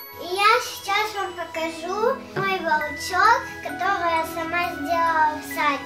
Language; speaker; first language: Russian; early bilingual, heritage; Russian